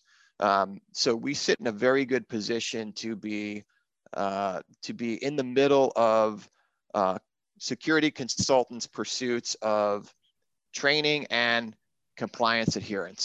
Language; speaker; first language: English; native; English